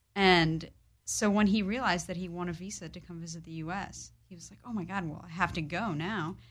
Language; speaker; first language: English; early bilingual, other home language; Polish